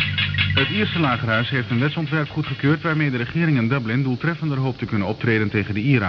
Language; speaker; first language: Dutch; native; Dutch